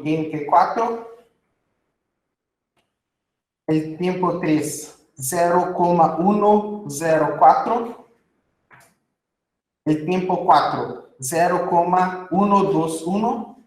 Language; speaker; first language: Spanish; non-native, fluent; Portuguese